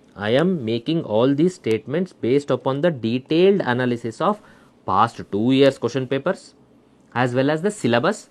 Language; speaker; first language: English; non-native, local second language; Kannada